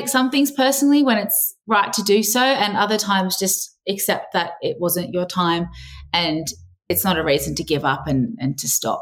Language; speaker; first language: English; native; English